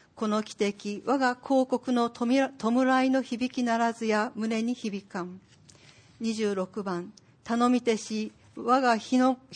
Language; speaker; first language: Japanese; native; Japanese